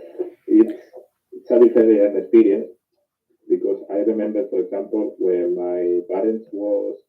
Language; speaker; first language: English; non-native, learner; Spanish